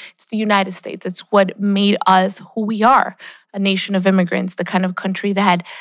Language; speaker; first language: English; early bilingual, other home language; Spanish